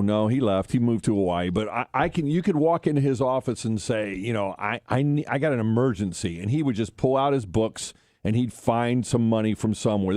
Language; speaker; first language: English; native; English